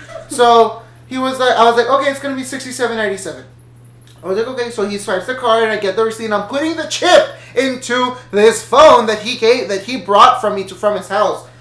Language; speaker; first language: English; early bilingual, other home language; Spanish